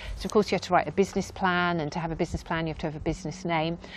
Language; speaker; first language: English; native; English